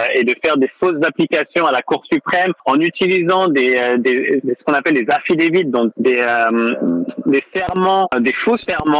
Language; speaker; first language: French; native; French